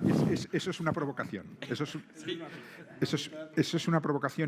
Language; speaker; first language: Spanish; native; Spanish